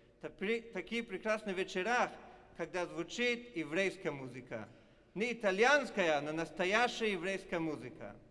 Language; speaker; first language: Russian; non-native, fluent; Italian